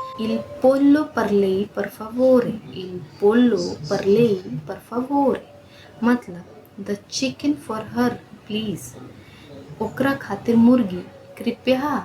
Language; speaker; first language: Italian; non-native, learner; Bhojpuri